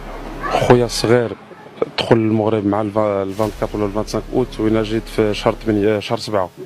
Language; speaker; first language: Arabic; early bilingual, heritage; Arabic